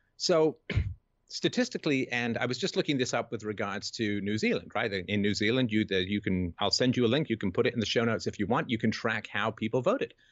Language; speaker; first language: English; native; English